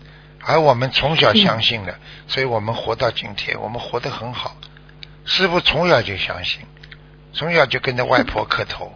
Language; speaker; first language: Chinese; native; Chinese